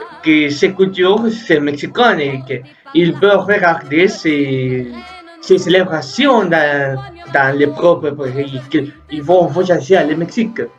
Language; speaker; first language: French; non-native, learner; Spanish